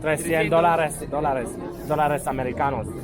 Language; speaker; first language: Spanish; non-native, learner; Hebrew